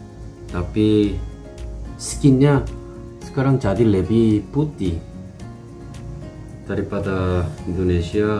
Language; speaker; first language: Indonesian; non-native, learner; Korean